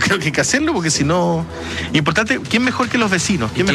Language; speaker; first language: Spanish; native; Spanish